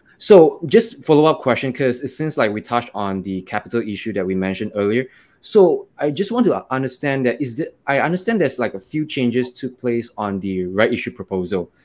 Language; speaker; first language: English; non-native, local second language; Chinese